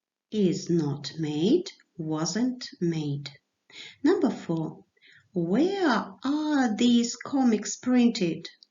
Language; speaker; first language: English; non-native, fluent; Ukrainian